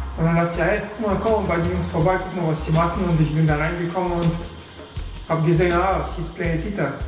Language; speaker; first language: German; non-native, fluent; Russian